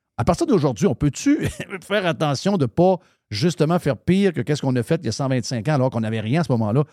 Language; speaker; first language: French; native; French